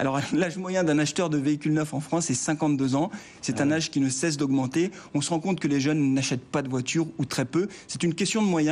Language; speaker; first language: French; native; French